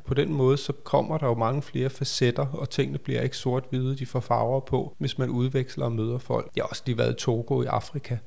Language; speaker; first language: Danish; native; Danish